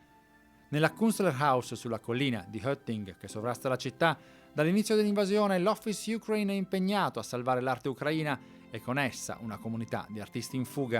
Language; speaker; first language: Italian; native; Italian